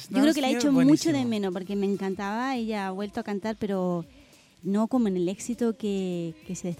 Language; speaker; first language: Spanish; native; Spanish